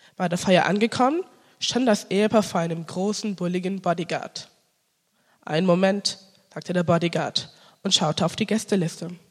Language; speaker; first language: German; early bilingual, other home language; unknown